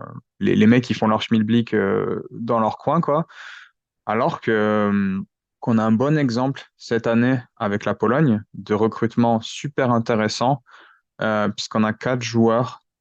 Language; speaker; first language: French; native; French